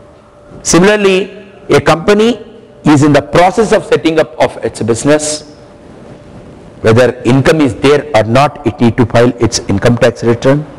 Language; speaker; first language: English; non-native, local second language; Hindi